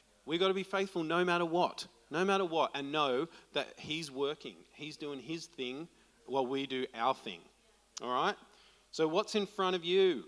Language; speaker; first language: English; native; English